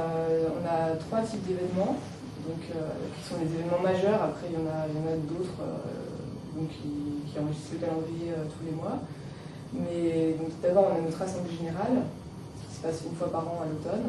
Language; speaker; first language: French; native; French